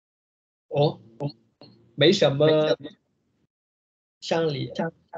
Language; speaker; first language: Chinese; non-native, learner; Vietnamese